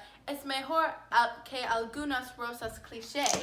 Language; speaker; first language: Spanish; non-native, learner; English